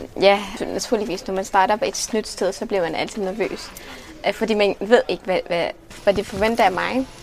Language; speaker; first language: Danish; non-native, fluent; Arabic